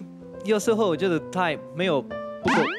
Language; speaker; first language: Chinese; non-native, learner; French